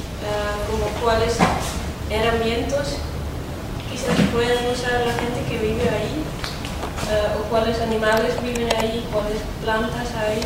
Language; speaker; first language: Spanish; non-native, fluent; Dutch